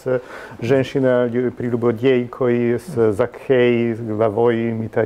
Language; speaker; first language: Russian; non-native, fluent; Italian